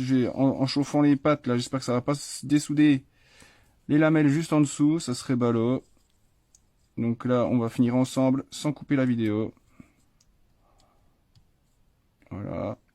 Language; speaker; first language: French; native; French